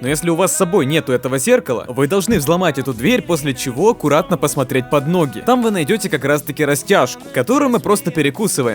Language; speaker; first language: Russian; native; Russian